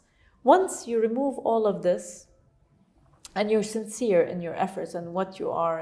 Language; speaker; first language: English; non-native, fluent; Arabic